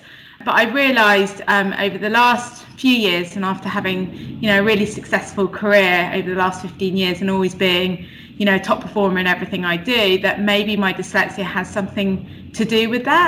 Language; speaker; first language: English; native; English